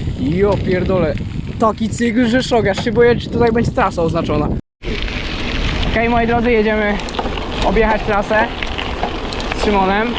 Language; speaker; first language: Polish; native; Polish